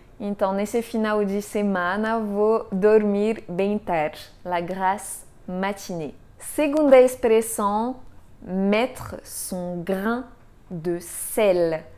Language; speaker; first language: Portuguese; non-native, fluent; French